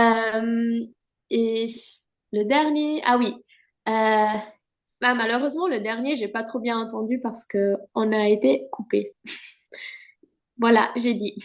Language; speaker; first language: French; non-native, fluent; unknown